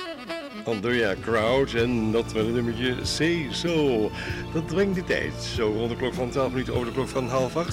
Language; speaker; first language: Dutch; native; Dutch